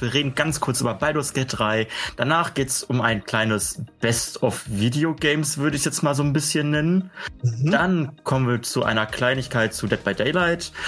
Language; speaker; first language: German; native; German